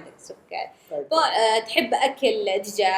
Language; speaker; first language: Arabic; non-native, fluent; Malayalam